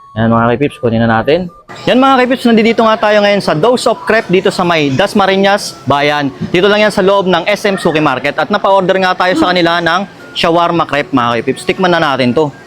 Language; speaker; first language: Filipino; native; Filipino